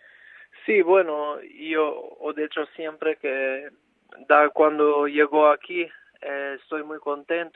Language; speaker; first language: Spanish; non-native, fluent; Albanian